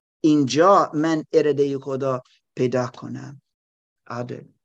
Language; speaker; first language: Persian; non-native, learner; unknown